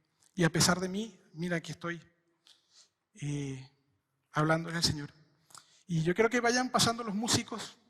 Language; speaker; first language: Spanish; native; Spanish